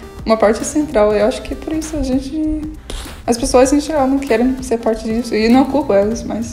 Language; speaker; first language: Portuguese; non-native, fluent; English